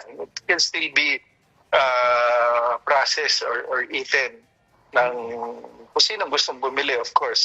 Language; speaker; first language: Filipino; native; Filipino